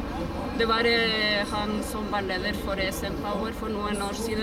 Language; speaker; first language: Norwegian; non-native, fluent; Spanish